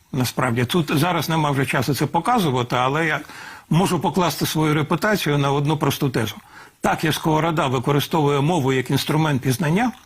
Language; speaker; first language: Ukrainian; native; Ukrainian